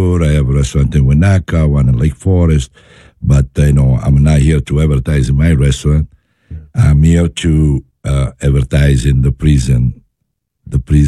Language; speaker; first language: English; non-native, learner; Italian